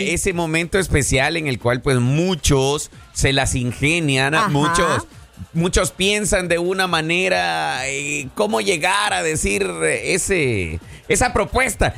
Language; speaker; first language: Spanish; native; Spanish